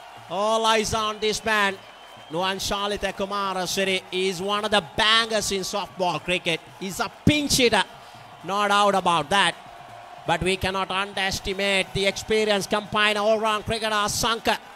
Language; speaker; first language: English; non-native, local second language; Sinhala